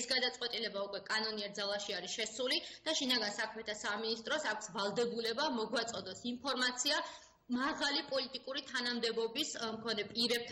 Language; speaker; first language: Georgian; native; Georgian